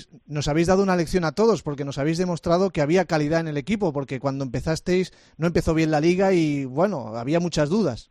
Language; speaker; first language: Spanish; native; Spanish